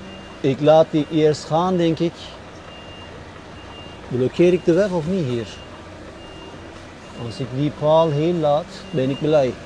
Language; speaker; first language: Dutch; non-native, fluent; Turkish